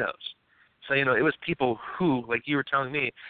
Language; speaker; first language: English; native; English